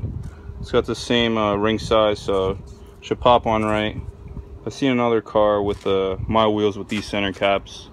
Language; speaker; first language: English; native; English